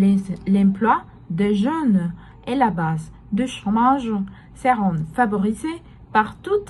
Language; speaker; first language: French; non-native, learner; Spanish